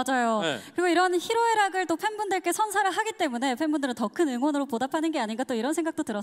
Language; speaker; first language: Korean; native; Korean